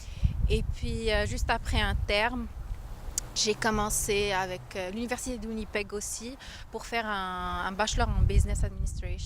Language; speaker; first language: French; non-native, local second language; Arabic